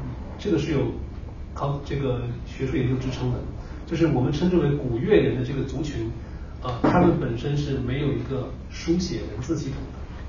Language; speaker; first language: Chinese; native; Chinese